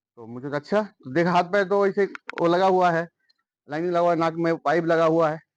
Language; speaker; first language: Hindi; non-native, local second language; Bangla